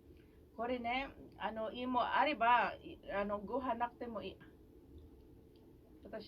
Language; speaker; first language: Japanese; non-native, fluent; Filipino